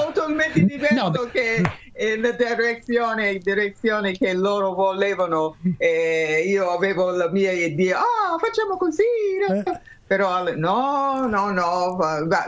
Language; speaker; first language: Italian; non-native, learner; English